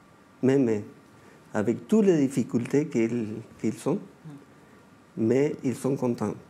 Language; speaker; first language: French; non-native, fluent; Spanish